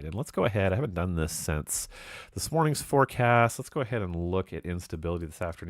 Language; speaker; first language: English; native; English